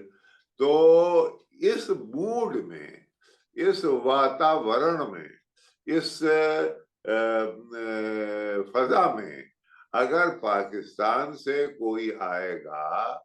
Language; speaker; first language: Hindi; native; Hindi